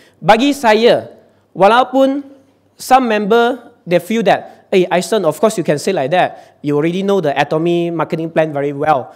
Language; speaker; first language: English; non-native, local second language; Chinese